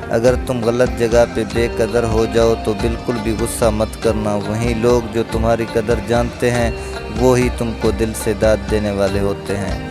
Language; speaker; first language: Urdu; non-native, local second language; Baluchi